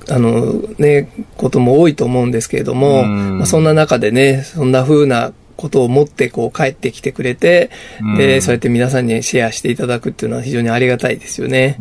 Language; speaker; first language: Japanese; native; Japanese